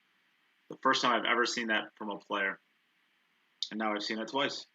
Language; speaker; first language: English; native; English